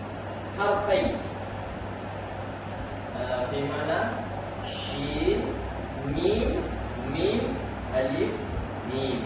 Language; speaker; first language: Arabic; non-native, learner; Malay